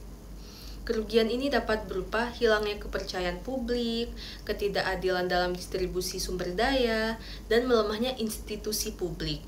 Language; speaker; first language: Indonesian; native; Indonesian